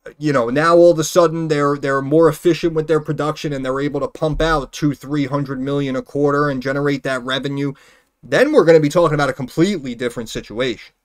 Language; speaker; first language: English; native; English